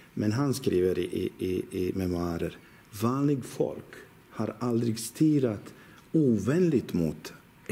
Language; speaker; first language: Swedish; non-native, learner; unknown